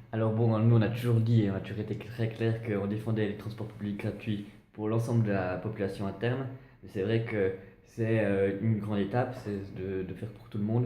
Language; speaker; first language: French; native; French